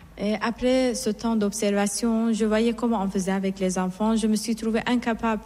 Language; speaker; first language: French; non-native, fluent; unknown